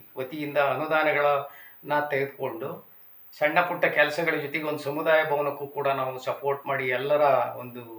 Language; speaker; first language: Kannada; native; Kannada